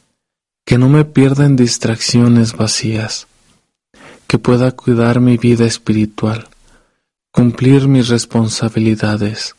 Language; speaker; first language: Spanish; native; Spanish